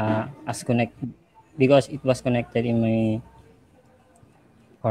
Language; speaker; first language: English; non-native, learner; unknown